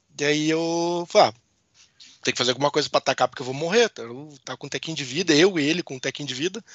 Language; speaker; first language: Portuguese; native; Portuguese